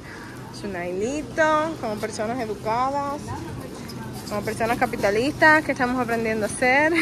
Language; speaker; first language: Spanish; native; Spanish